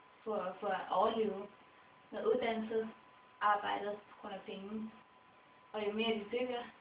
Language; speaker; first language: Danish; non-native, local second language; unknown